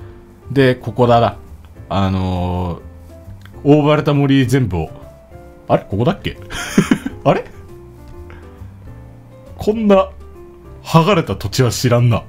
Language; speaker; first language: Japanese; native; Japanese